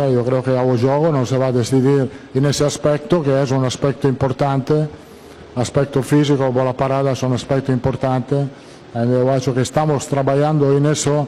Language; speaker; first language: Portuguese; non-native, learner; Italian